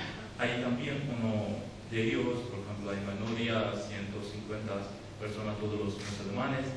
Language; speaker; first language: Spanish; non-native, learner; Urdu